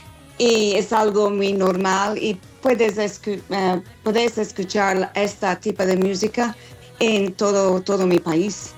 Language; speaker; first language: Spanish; non-native, fluent; English